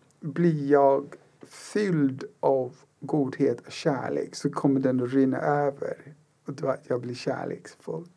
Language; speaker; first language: Swedish; non-native, fluent; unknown